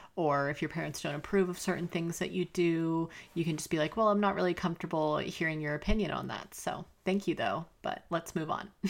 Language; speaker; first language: English; native; English